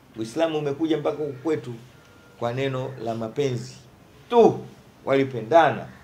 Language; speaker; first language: Swahili; native; Swahili